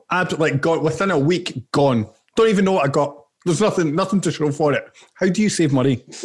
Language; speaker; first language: English; native; English